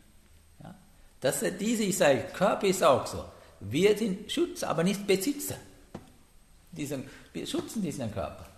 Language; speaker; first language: German; non-native, learner; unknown